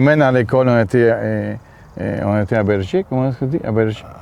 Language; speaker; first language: French; non-native, fluent; Spanish